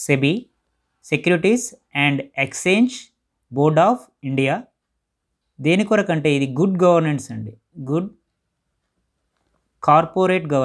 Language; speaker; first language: Telugu; native; Telugu